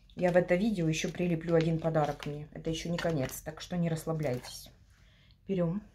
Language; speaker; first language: Russian; non-native, local second language; Ukrainian